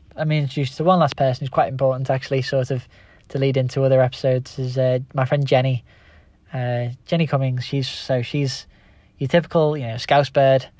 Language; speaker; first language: English; native; English